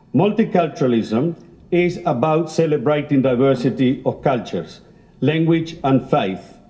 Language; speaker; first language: English; non-native, fluent; Spanish